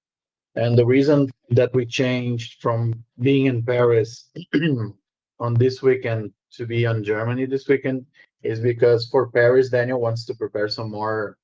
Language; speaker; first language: English; non-native, fluent; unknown